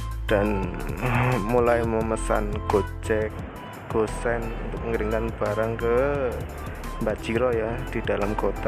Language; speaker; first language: Indonesian; non-native, local second language; Javanese